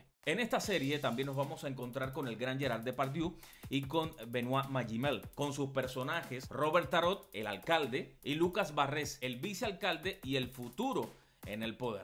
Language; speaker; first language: Spanish; native; Spanish